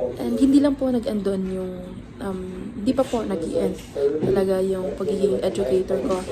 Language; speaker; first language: Filipino; native; Filipino